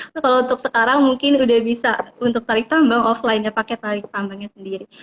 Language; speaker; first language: Indonesian; native; Indonesian